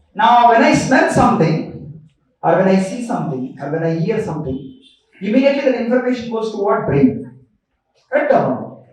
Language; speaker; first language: English; non-native, local second language; Telugu